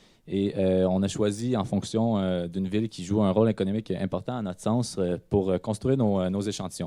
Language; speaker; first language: French; native; French